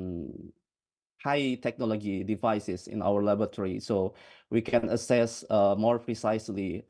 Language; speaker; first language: English; non-native, fluent; Indonesian